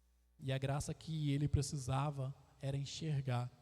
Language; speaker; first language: Portuguese; native; Portuguese